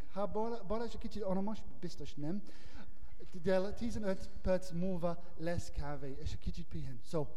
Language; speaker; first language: Hungarian; non-native, learner; English